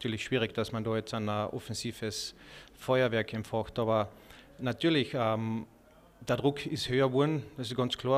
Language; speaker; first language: German; native; German